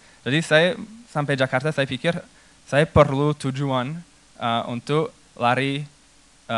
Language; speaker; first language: Indonesian; non-native, fluent; English